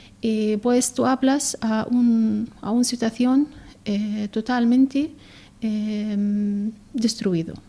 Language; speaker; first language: Spanish; non-native, learner; Arabic